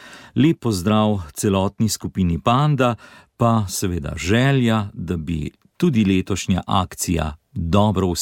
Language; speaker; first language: Slovenian; native; Slovenian